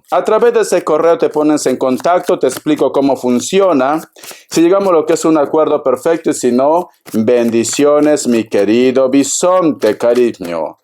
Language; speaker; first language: Spanish; native; Spanish